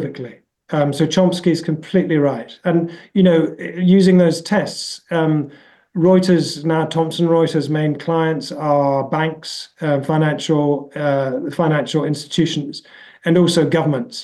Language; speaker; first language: English; native; English